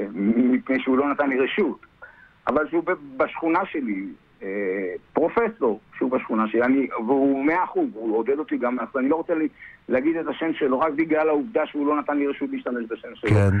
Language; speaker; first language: Hebrew; native; Hebrew